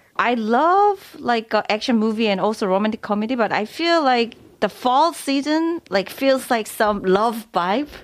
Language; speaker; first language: English; non-native, fluent; Korean